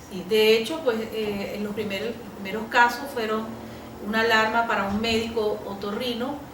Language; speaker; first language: Spanish; native; Spanish